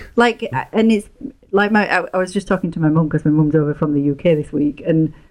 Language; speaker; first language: English; native; English